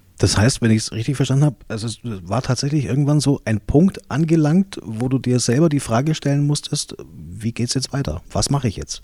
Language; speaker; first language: German; native; German